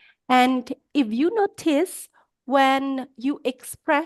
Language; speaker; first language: English; non-native, fluent; Indonesian